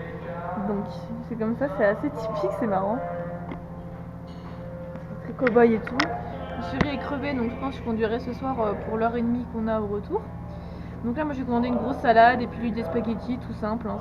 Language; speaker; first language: French; native; French